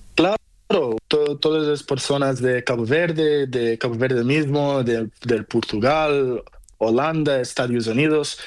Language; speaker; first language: Spanish; non-native, learner; Portuguese